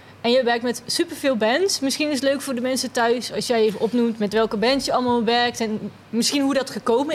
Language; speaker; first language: Dutch; native; Dutch